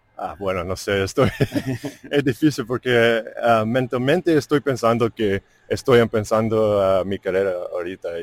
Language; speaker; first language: Spanish; non-native, fluent; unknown